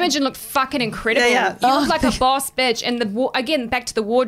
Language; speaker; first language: English; native; English